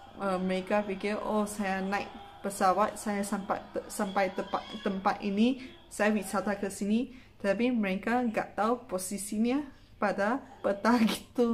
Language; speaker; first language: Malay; non-native, local second language; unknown